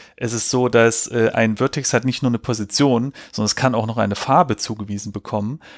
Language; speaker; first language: German; native; German